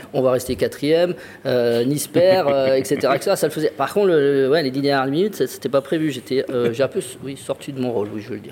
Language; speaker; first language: French; native; French